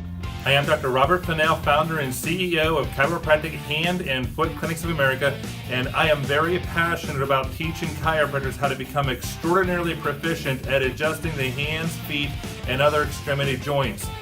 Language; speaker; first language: English; native; English